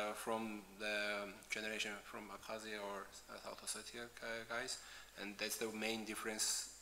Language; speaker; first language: English; non-native, fluent; Georgian